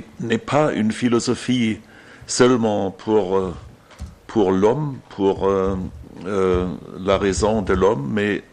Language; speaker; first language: French; non-native, fluent; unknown